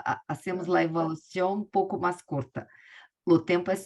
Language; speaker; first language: Spanish; non-native, learner; Portuguese